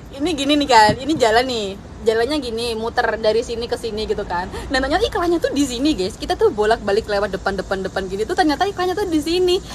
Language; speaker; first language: Indonesian; native; Indonesian